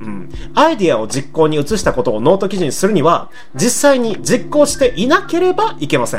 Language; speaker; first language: Japanese; native; Japanese